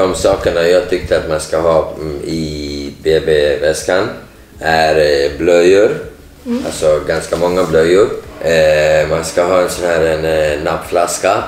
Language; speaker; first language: Swedish; non-native, learner; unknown